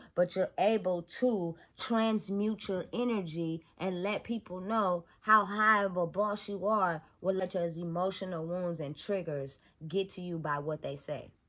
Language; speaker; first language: English; native; English